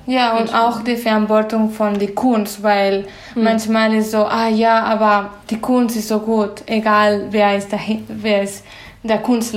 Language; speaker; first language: German; non-native, fluent; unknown